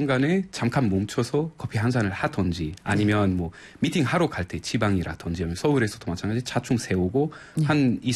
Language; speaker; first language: Korean; non-native, fluent; Arabic